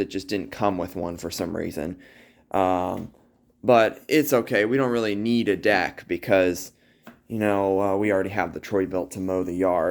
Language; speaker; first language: English; native; English